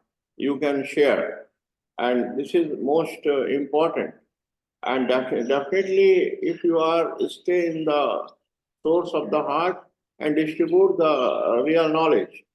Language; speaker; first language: English; non-native, learner; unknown